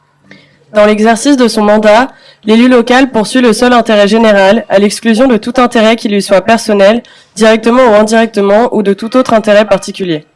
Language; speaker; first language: French; native; French